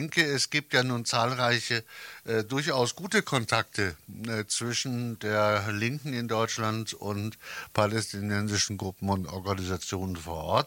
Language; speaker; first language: German; native; German